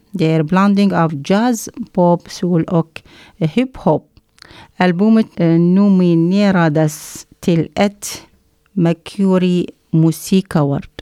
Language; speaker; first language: Swedish; non-native, learner; Arabic